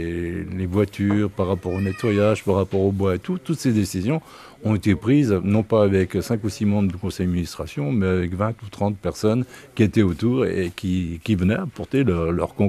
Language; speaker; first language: French; native; French